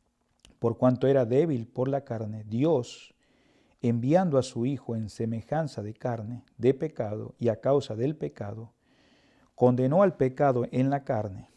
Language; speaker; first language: Spanish; native; Spanish